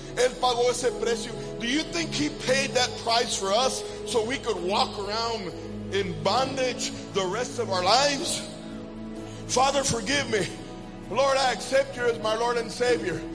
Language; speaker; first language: English; early bilingual, other home language; Spanish